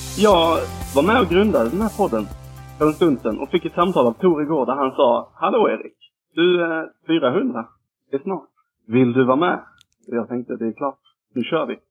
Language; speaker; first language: Swedish; native; Swedish